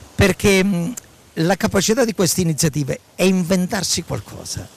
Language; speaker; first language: Italian; native; Italian